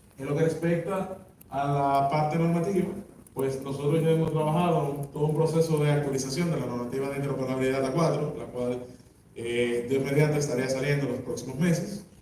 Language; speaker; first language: Spanish; native; Spanish